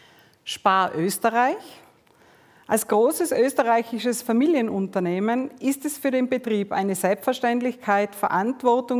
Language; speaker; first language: German; native; German